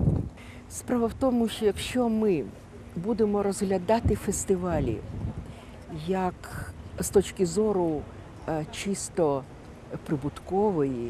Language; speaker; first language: Ukrainian; native; Ukrainian